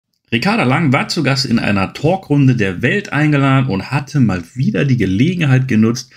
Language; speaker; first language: German; native; German